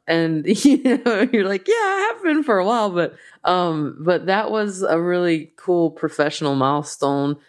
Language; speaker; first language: English; native; English